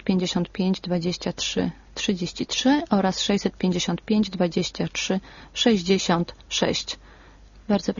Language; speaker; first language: Polish; native; Polish